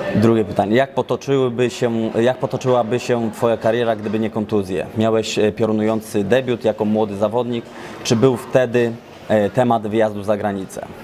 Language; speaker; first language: Polish; native; Polish